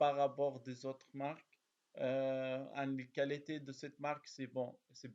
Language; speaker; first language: French; non-native, learner; Arabic